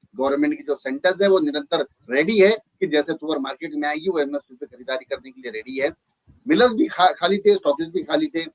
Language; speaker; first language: Hindi; native; Hindi